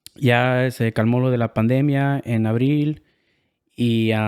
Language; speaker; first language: Spanish; early bilingual, heritage; Spanish